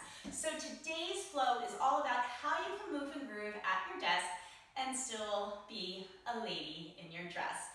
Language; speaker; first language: English; native; English